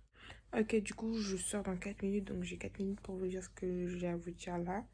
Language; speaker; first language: French; native; French